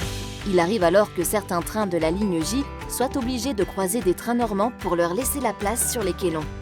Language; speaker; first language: French; native; French